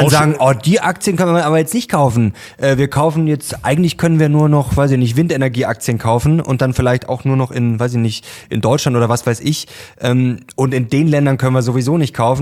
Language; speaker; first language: German; native; German